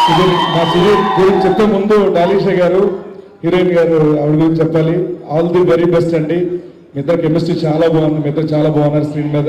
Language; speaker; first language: Telugu; native; Telugu